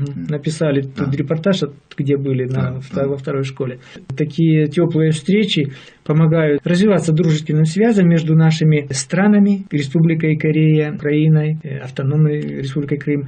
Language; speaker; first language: Russian; native; Russian